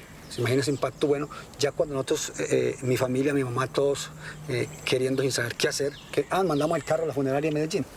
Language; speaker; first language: Spanish; native; Spanish